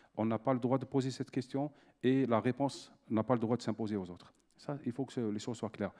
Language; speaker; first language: French; non-native, local second language; Arabic